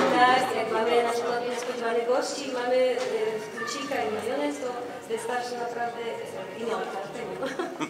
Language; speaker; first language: Polish; non-native, learner; Spanish